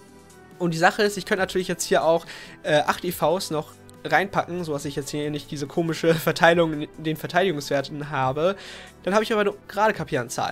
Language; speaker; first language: German; native; German